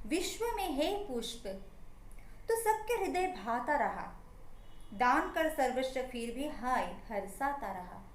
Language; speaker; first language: Hindi; non-native, local second language; Assamese